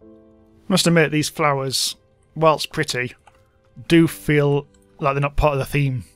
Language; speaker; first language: English; native; English